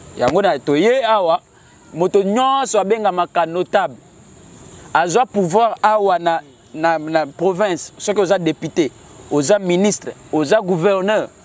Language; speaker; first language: Lingala; native; Lingala